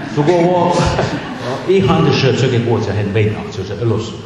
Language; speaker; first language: Chinese; non-native, learner; Finnish